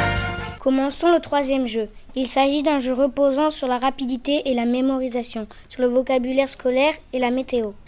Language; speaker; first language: French; native; French